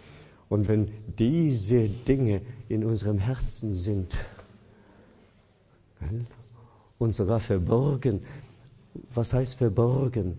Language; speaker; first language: German; non-native, fluent; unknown